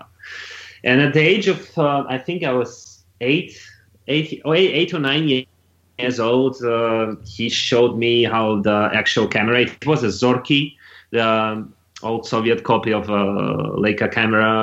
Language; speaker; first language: English; non-native, fluent; Russian